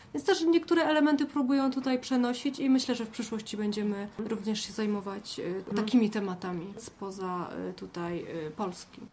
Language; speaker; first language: Polish; native; Polish